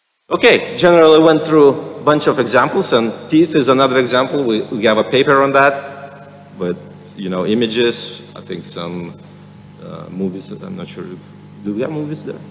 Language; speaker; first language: English; non-native, fluent; Lithuanian